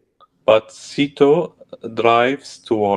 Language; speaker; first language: English; non-native, learner; Arabic